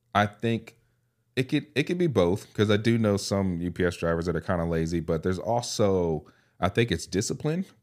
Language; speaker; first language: English; native; English